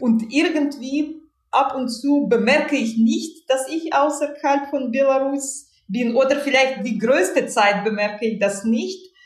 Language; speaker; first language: German; non-native, fluent; Russian